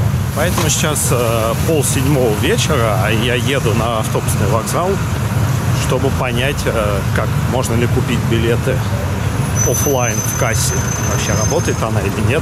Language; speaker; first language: Russian; native; Russian